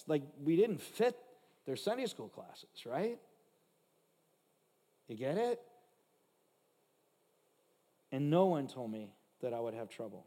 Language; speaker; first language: English; native; English